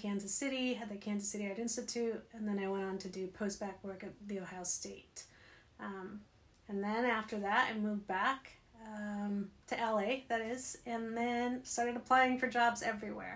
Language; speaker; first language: English; native; English